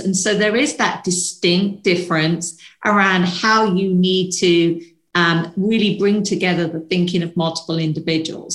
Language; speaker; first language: English; native; English